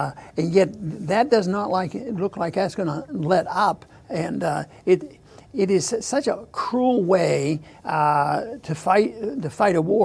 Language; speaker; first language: English; native; English